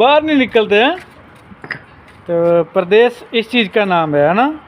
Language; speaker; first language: Hindi; non-native, local second language; Punjabi